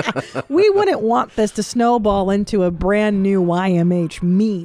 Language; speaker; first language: English; native; English